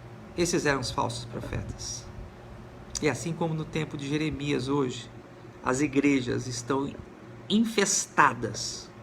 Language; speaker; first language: Portuguese; native; Portuguese